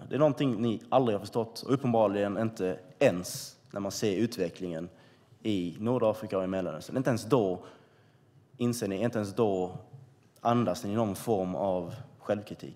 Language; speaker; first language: Swedish; native; Swedish